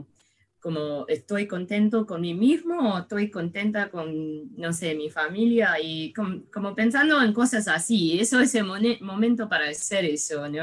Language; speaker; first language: Spanish; early bilingual, heritage; Spanish